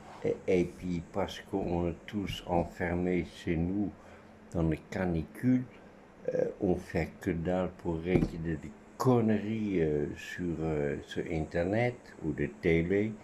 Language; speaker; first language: French; non-native, fluent; Dutch